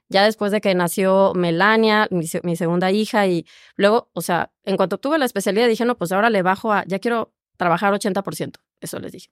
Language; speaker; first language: Spanish; native; Spanish